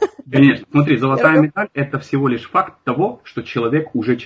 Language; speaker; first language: Russian; native; Russian